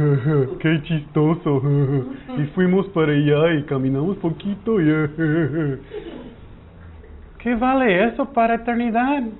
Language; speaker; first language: Spanish; non-native, fluent; English